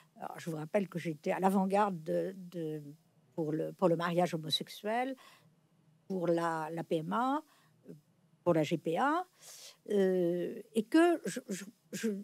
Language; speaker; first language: French; native; French